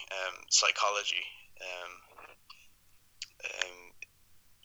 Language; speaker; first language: English; native; English